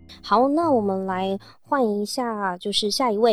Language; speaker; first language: Chinese; native; Chinese